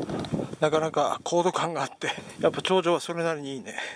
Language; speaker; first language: Japanese; native; Japanese